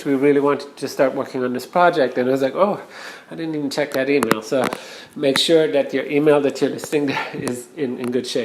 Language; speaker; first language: English; non-native, fluent; German